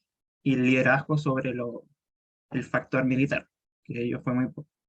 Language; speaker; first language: Spanish; native; Spanish